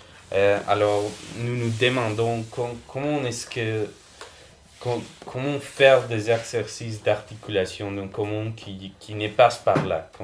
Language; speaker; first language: French; non-native, fluent; Spanish